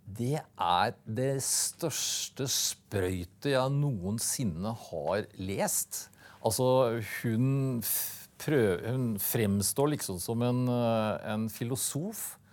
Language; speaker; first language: Norwegian; native; Norwegian